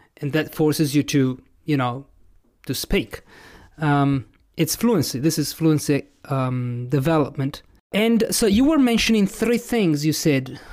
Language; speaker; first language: English; non-native, fluent; Italian